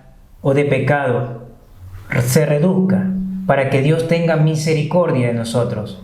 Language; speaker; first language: Spanish; native; Spanish